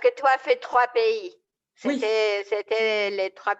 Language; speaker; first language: French; non-native, fluent; Spanish